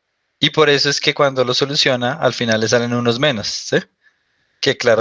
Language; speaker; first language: Spanish; native; Spanish